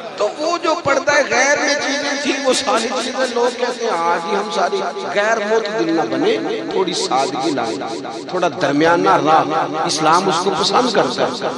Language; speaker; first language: Urdu; non-native, local second language; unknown